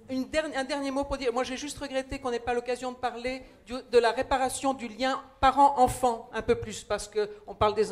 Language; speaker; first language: French; native; French